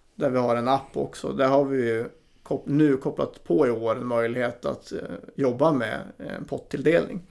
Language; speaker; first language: Swedish; native; Swedish